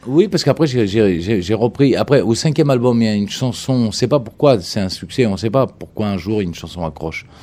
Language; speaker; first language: French; early bilingual, other home language; Portuguese